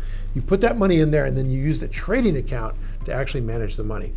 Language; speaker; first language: English; native; English